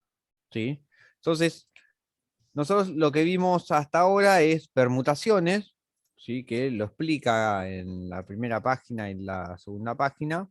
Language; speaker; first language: Spanish; native; Spanish